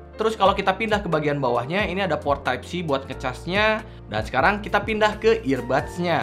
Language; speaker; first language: Indonesian; native; Indonesian